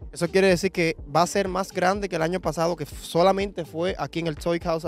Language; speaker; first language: Spanish; native; Spanish